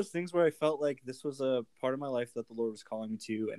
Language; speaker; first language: English; native; English